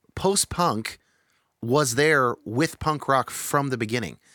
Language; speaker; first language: English; native; English